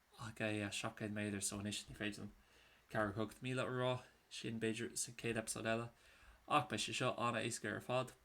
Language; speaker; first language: Irish; native; Irish